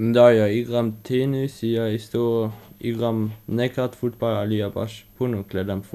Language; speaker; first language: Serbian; early bilingual, heritage; Serbian